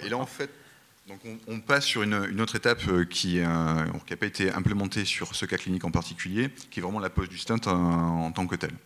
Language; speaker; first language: French; native; French